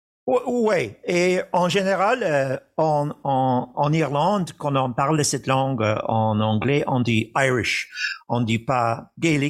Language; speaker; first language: French; non-native, fluent; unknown